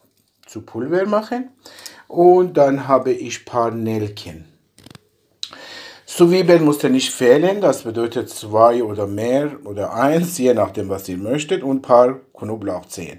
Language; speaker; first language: German; non-native, fluent; Persian